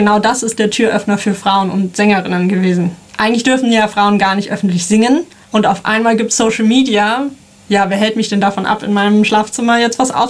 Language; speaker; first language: German; native; German